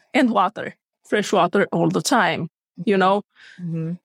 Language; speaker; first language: English; non-native, fluent; Romanian